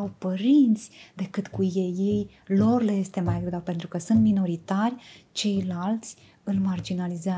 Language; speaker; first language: Romanian; native; Romanian